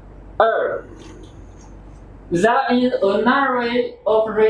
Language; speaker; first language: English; non-native, learner; Chinese